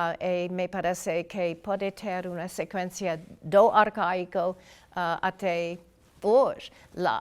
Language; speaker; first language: Portuguese; non-native, learner; English